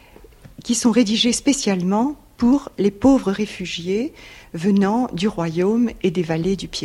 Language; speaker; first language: French; native; French